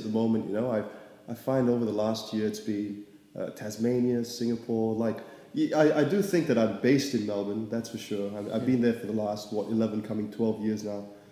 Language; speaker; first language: English; native; English